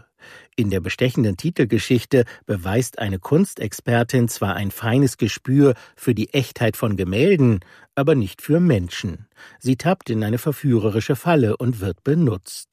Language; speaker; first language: German; native; German